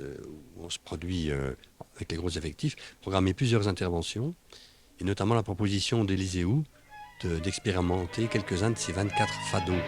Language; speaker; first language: French; native; French